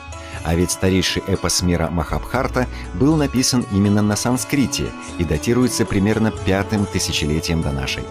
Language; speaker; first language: Russian; native; Russian